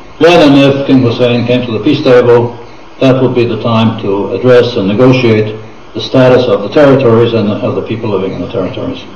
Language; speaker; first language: English; non-native, fluent; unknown